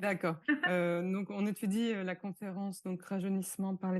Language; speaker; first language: French; native; French